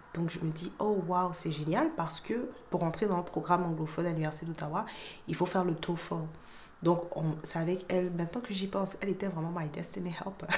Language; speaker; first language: French; native; French